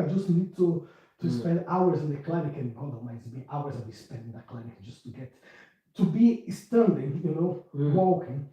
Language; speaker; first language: English; non-native, fluent; Portuguese